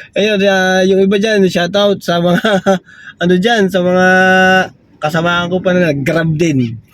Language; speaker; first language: Filipino; native; Filipino